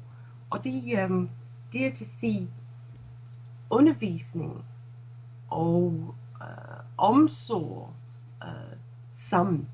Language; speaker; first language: Danish; non-native, fluent; English